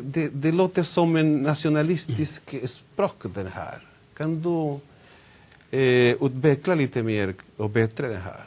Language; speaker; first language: Swedish; non-native, fluent; Spanish